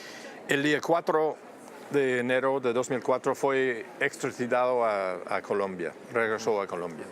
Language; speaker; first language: Spanish; non-native, fluent; English